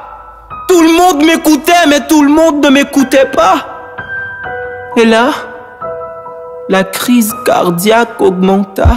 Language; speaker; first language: French; non-native, local second language; Haitian Creole